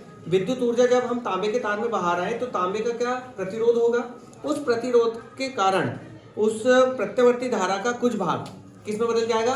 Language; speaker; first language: Hindi; native; Hindi